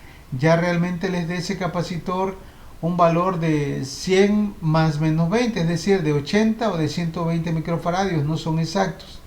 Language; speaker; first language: Spanish; native; Spanish